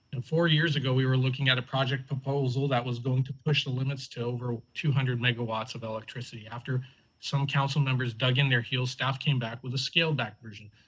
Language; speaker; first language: English; native; English